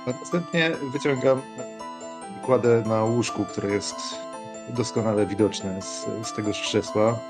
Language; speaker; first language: Polish; native; Polish